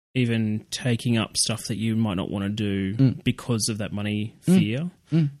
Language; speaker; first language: English; native; English